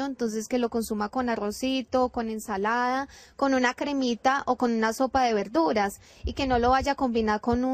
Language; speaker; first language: Spanish; native; Spanish